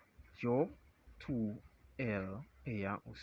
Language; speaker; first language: Spanish; non-native, fluent; English